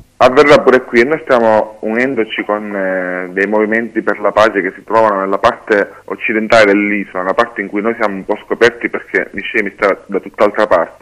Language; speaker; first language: Italian; native; Italian